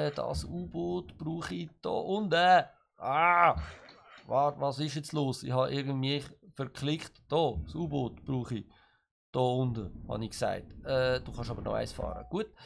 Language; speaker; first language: German; native; German